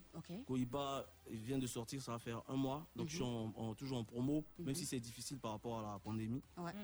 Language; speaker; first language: French; native; French